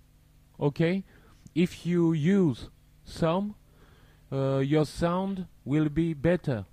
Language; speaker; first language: English; non-native, learner; French